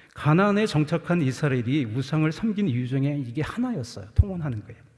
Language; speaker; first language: Korean; native; Korean